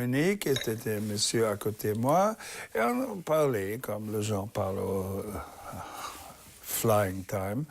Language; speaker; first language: French; non-native, learner; German